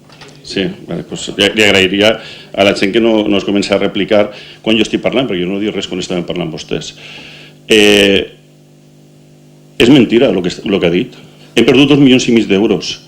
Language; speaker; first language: Catalan; native; Catalan